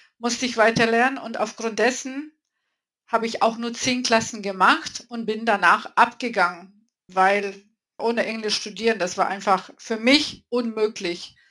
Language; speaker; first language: German; early bilingual, other home language; Polish